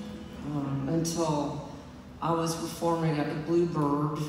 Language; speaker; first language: English; native; English